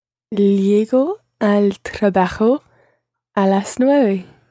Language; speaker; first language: Spanish; non-native, learner; English